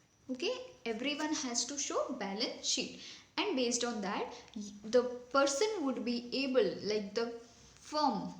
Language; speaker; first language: English; non-native, local second language; Hindi